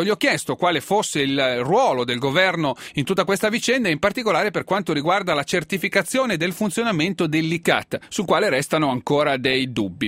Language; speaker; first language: Italian; native; Italian